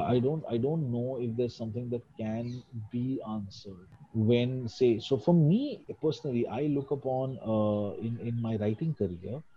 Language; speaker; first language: English; non-native, local second language; Hindi